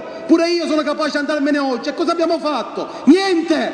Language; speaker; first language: Italian; native; Italian